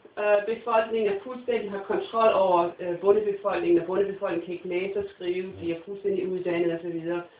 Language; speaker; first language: Danish; non-native, fluent; English